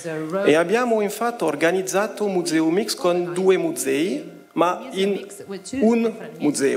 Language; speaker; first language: Italian; non-native, fluent; French